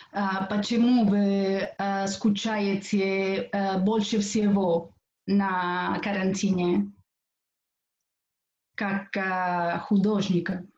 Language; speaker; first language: Russian; non-native, fluent; Catalan